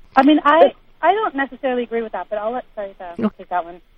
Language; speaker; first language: English; native; English